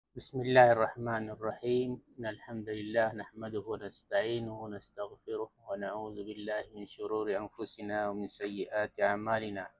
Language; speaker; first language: Arabic; non-native, fluent; Malay